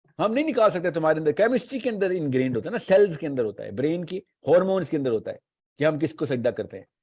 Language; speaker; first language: Urdu; native; Urdu